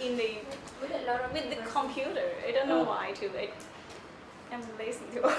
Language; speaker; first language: English; non-native, learner; Thai